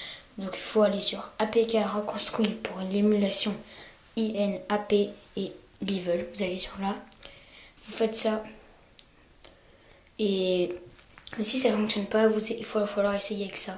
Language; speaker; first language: French; native; French